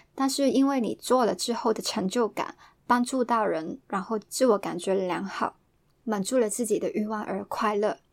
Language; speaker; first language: Chinese; non-native, local second language; Cantonese